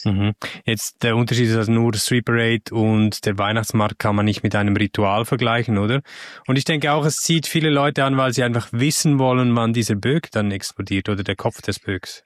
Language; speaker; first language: German; native; German